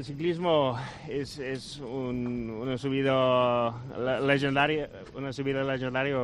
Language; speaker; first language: Spanish; non-native, fluent; Dutch